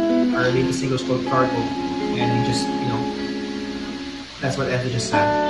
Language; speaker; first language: English; non-native, local second language; Filipino